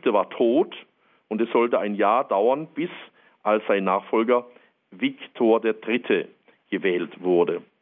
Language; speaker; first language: German; native; German